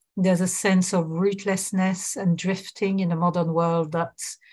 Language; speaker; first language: English; non-native, fluent; French